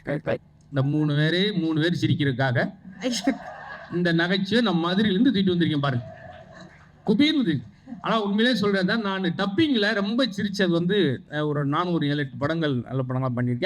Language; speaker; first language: Tamil; native; Tamil